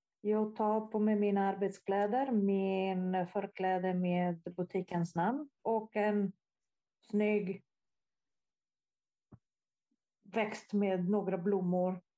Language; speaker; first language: Swedish; non-native, fluent; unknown